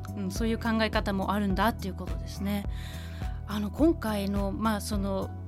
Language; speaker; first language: Japanese; non-native, fluent; German